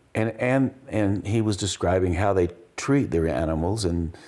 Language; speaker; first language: English; native; English